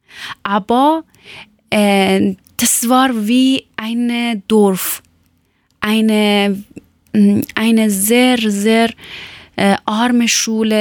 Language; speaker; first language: German; non-native, learner; Persian